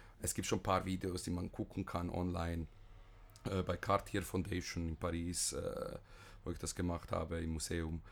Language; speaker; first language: German; early bilingual, other home language; Bosnian